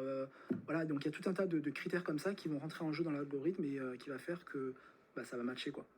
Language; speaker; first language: French; native; French